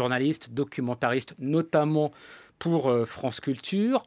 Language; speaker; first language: French; native; French